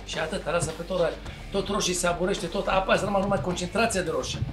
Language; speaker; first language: Romanian; non-native, learner; Arabic